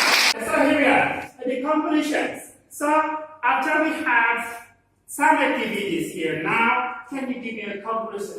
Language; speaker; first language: English; non-native, learner; Indonesian